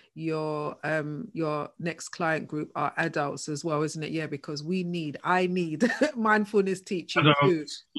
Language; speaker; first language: English; native; English